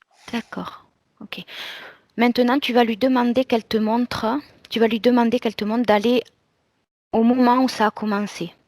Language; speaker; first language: French; native; French